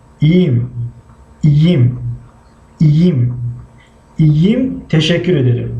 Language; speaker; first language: Turkish; non-native, fluent; Tajik